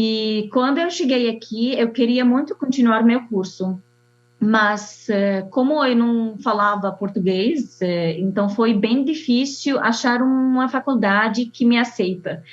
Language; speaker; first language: Portuguese; non-native, fluent; Arabic